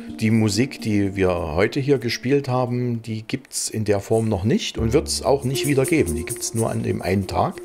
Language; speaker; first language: German; native; German